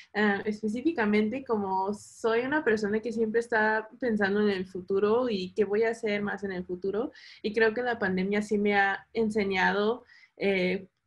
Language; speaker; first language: Spanish; early bilingual, heritage; Spanish